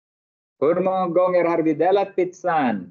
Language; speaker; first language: Swedish; non-native, learner; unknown